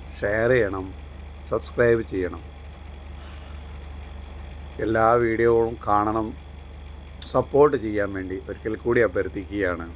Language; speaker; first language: Malayalam; native; Malayalam